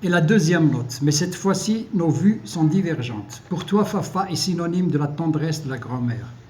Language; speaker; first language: French; non-native, local second language; Arabic